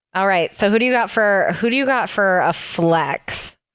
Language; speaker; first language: English; native; English